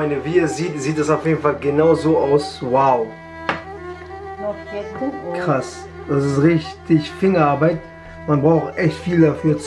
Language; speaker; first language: German; early bilingual, other home language; Kurdish